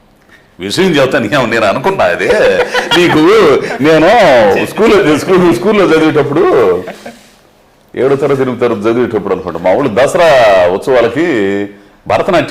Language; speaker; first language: Telugu; native; Telugu